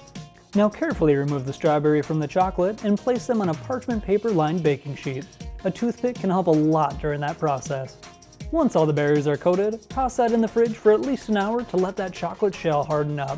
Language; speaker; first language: English; native; English